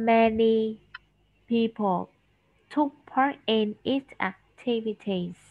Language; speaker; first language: English; non-native, fluent; Vietnamese